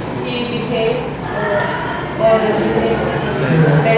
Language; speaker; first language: English; non-native, learner; Turkish